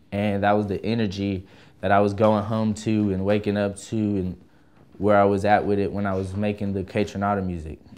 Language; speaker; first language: English; native; English